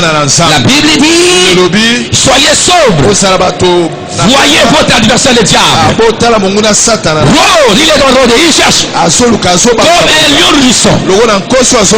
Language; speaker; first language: French; non-native, local second language; Lingala